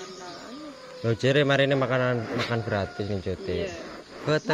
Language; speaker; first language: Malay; non-native, local second language; Javanese